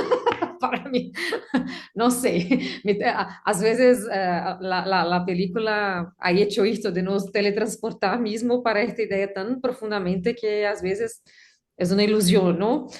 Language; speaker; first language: Spanish; non-native, learner; Portuguese